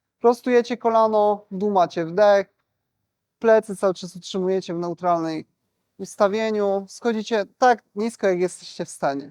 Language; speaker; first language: Polish; native; Polish